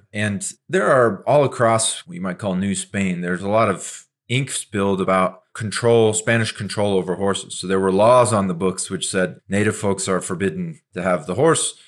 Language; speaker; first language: English; native; English